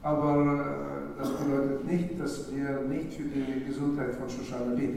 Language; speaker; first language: German; non-native, fluent; Russian